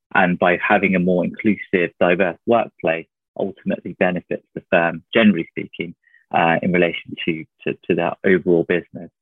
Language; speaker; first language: English; native; English